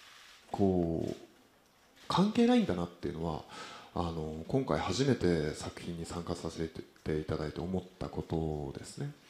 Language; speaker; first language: Japanese; native; Japanese